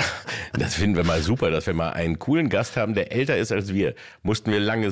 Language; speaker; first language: German; native; German